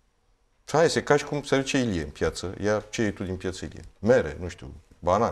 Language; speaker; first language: Romanian; native; Romanian